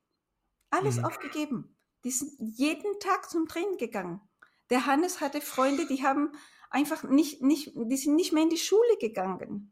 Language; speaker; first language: German; non-native, fluent; Spanish